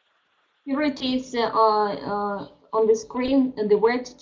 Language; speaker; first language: English; non-native, learner; Russian